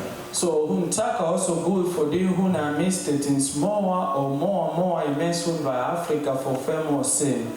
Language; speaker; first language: Danish; non-native, learner; French